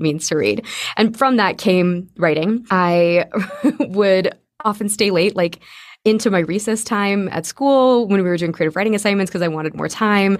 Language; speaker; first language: English; native; English